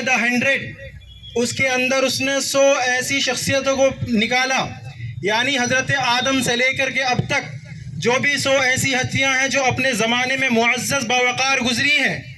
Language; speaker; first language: Urdu; native; Urdu